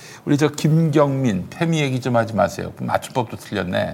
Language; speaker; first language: Korean; native; Korean